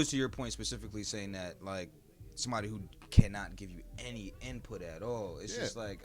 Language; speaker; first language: English; native; English